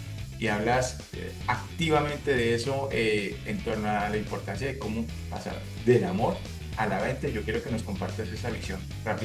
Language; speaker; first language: Spanish; native; Spanish